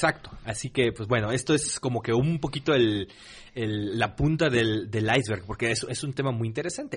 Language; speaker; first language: Spanish; native; Spanish